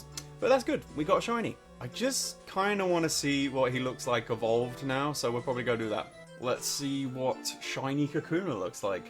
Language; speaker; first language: English; native; English